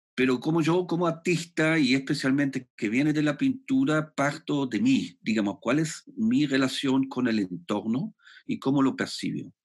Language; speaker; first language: Spanish; non-native, fluent; German